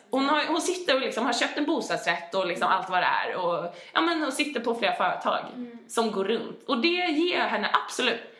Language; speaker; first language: Swedish; native; Swedish